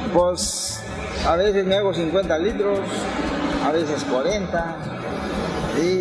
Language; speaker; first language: Spanish; native; Spanish